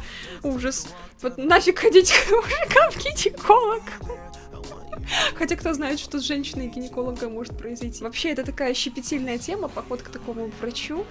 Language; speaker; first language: Russian; native; Russian